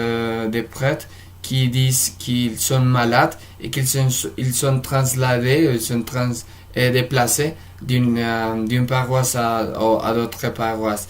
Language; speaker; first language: French; non-native, fluent; Spanish